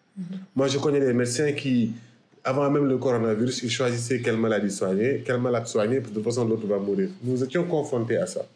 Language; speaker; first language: French; non-native, local second language; Wolof